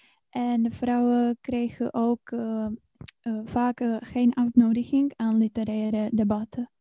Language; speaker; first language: Dutch; non-native, learner; Czech